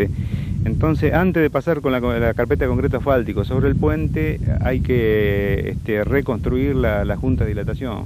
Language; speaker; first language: Spanish; native; Spanish